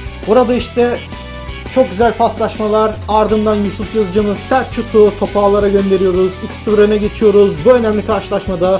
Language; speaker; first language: Turkish; native; Turkish